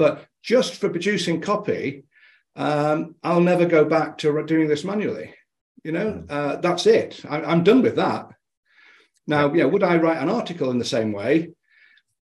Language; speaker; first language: English; native; English